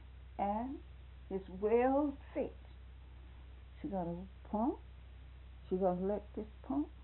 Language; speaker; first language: English; native; English